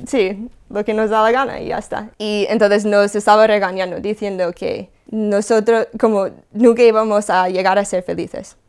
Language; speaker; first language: Spanish; non-native, fluent; English